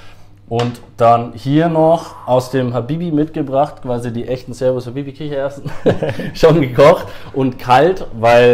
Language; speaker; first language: German; native; German